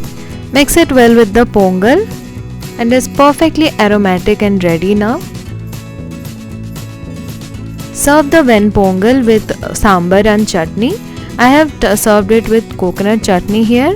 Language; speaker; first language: English; non-native, local second language; Odia